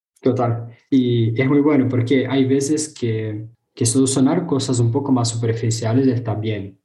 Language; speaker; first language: Spanish; non-native, fluent; Portuguese